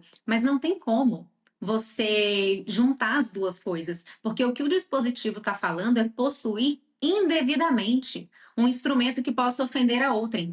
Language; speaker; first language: Portuguese; native; Portuguese